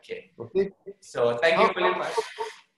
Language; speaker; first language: English; non-native, learner; Thai